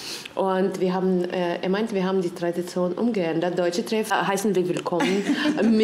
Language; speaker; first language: German; non-native, fluent; Russian